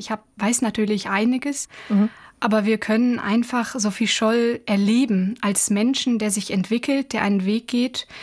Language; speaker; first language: German; native; German